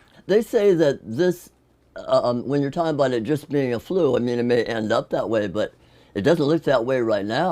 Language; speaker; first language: English; native; English